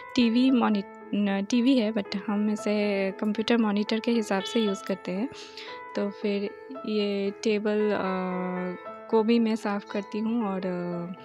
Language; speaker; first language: Hindi; non-native, local second language; Bangla